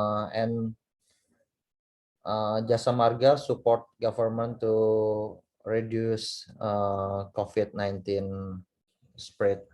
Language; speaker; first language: English; non-native, learner; Indonesian